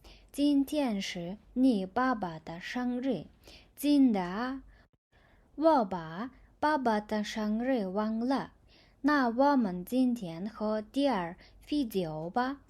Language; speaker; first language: Chinese; non-native, fluent; Mongolian